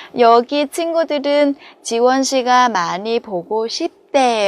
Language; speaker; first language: Korean; non-native, fluent; Vietnamese